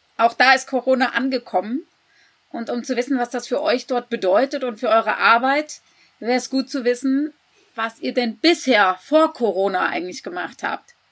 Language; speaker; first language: German; native; German